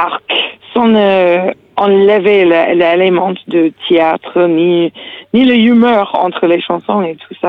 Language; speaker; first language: French; non-native, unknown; English